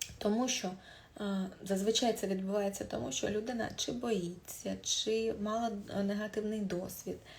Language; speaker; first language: Ukrainian; non-native, local second language; Russian